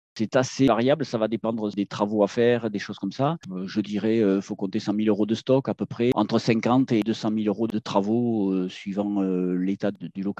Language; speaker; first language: French; native; French